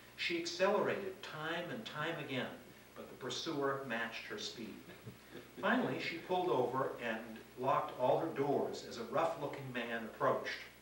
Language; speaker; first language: English; native; English